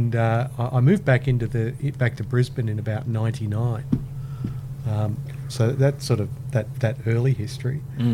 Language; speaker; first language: English; native; English